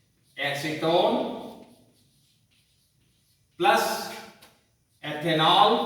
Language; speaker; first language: English; non-native, local second language; Kannada